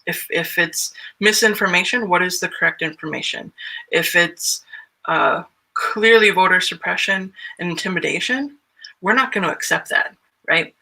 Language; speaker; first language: English; native; English